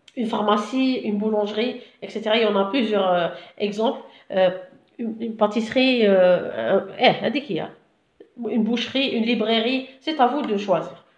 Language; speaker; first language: French; non-native, local second language; Arabic